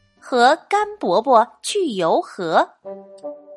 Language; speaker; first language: Chinese; native; Chinese